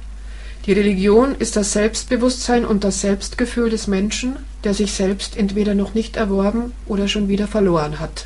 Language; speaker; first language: German; native; German